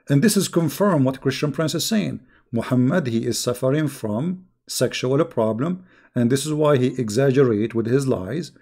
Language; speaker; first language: English; non-native, fluent; Arabic